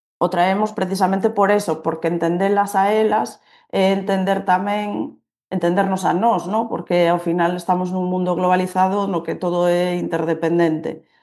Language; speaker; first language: Galician; native; Galician